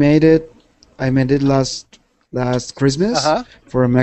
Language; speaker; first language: English; non-native, fluent; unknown